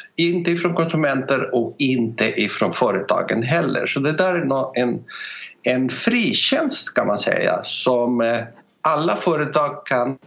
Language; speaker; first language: Swedish; non-native, fluent; Greek